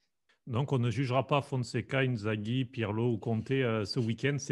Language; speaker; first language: French; native; French